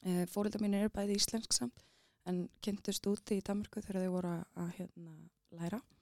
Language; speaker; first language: Icelandic; native; Icelandic